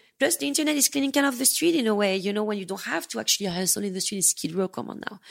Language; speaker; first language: English; non-native, fluent; French